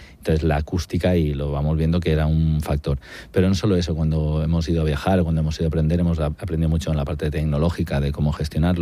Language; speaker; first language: Spanish; native; Spanish